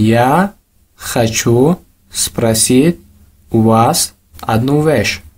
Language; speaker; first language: Russian; non-native, local second language; Tajik